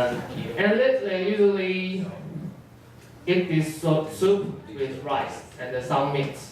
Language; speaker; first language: English; non-native, learner; Chinese